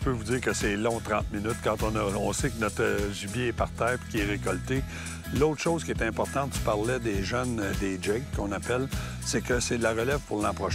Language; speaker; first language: French; native; French